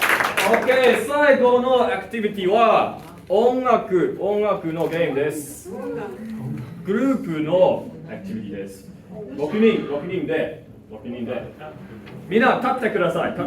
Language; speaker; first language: Japanese; non-native, fluent; English